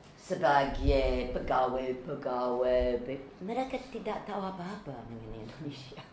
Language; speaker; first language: Indonesian; non-native, fluent; English